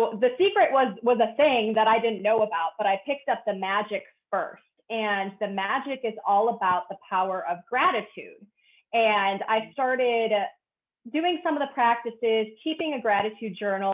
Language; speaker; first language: English; native; English